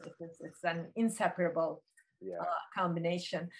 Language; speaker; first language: English; non-native, fluent; Turkish